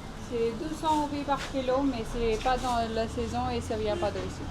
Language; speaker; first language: French; non-native, fluent; Hindi